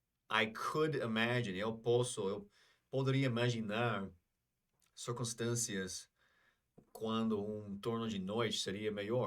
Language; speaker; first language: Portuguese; non-native, fluent; English